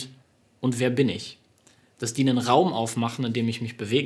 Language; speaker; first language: German; native; German